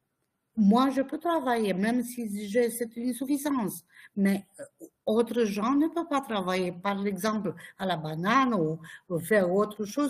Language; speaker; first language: French; non-native, fluent; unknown